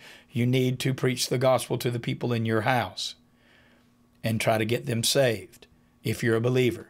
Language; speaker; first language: English; native; English